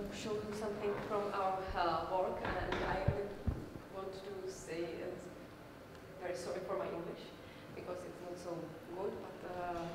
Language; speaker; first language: English; non-native, learner; Czech